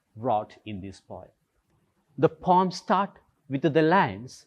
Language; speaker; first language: English; non-native, local second language; Malayalam